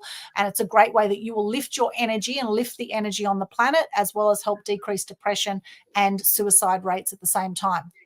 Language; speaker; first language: English; native; English